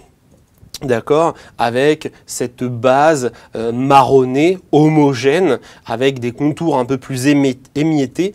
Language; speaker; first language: French; native; French